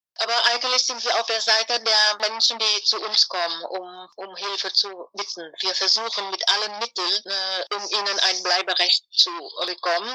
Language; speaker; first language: German; non-native, fluent; Vietnamese